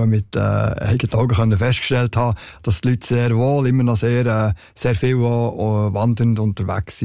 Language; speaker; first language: German; native; German